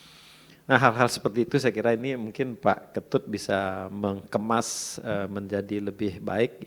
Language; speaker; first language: Indonesian; native; Indonesian